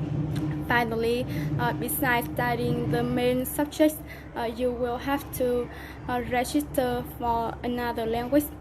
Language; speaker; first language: English; non-native, learner; Vietnamese